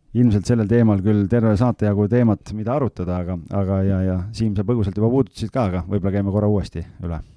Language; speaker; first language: Estonian; native; Estonian